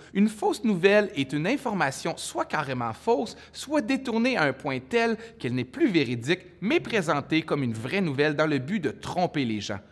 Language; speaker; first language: French; native; French